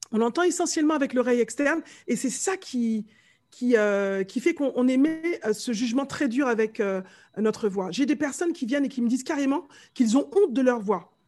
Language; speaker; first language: French; native; French